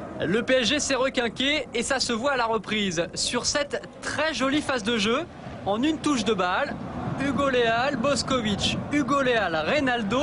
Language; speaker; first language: French; native; French